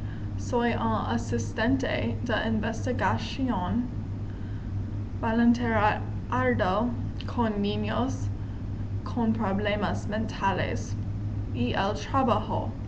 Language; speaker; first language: Spanish; non-native, learner; English